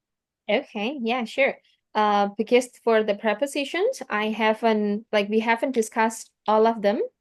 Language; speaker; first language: English; non-native, fluent; Indonesian